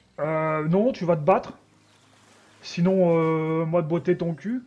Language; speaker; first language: French; native; French